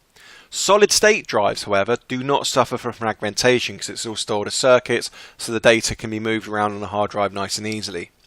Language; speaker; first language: English; native; English